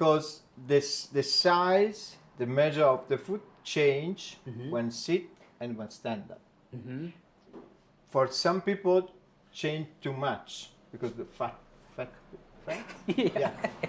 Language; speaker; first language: English; non-native, learner; Italian